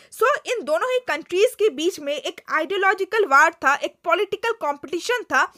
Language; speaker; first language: Hindi; native; Hindi